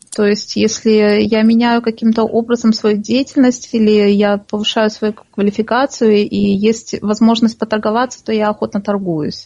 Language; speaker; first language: Russian; native; Russian